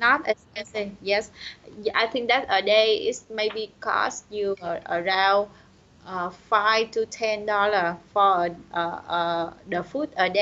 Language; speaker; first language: English; non-native, learner; Vietnamese